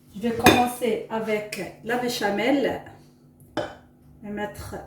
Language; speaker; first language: French; non-native, local second language; Arabic